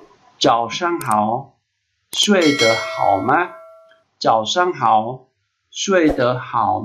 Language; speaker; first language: Chinese; non-native, fluent; Khmer